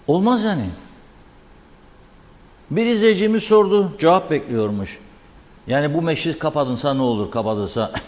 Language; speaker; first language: Turkish; native; Turkish